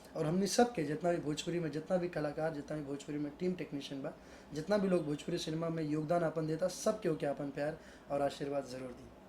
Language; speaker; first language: Hindi; native; Hindi